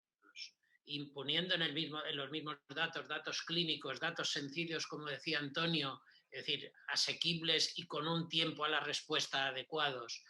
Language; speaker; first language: Spanish; native; Spanish